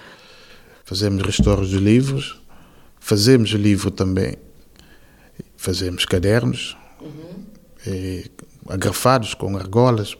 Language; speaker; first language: Portuguese; non-native, local second language; Kabuverdianu